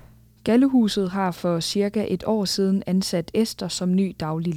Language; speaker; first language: Danish; native; Danish